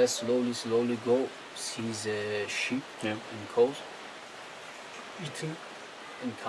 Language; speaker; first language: English; non-native, learner; Tajik